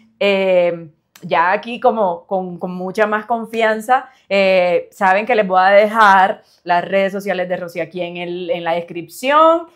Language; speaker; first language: Spanish; native; Spanish